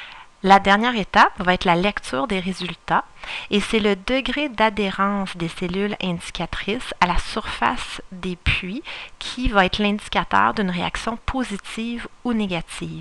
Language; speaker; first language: French; native; French